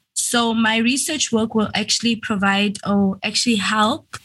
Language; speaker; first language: English; non-native, local second language; Venda